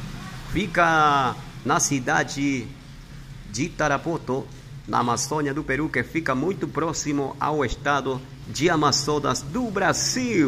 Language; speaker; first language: Portuguese; non-native, fluent; Spanish